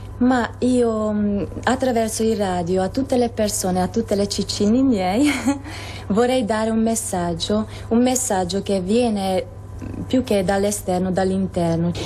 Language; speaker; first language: Italian; non-native, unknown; Hungarian